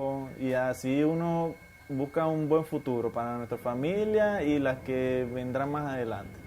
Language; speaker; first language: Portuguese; non-native, learner; Spanish